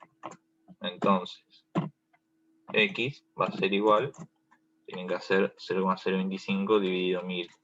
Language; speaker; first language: Spanish; native; Spanish